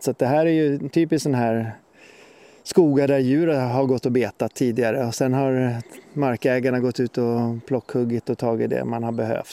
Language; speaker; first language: Swedish; native; Swedish